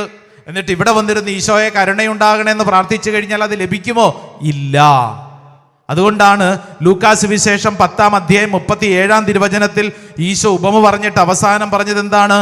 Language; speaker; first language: Malayalam; native; Malayalam